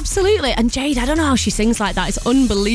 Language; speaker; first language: English; native; English